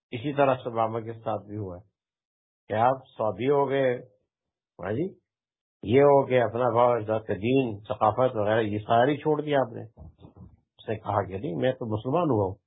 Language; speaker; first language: Urdu; non-native, local second language; Pashto